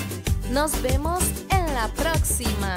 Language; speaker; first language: Spanish; native; Spanish